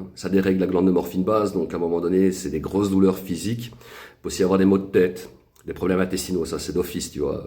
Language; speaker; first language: French; native; French